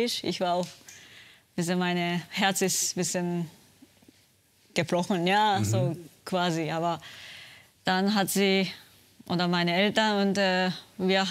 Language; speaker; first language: German; non-native, learner; Japanese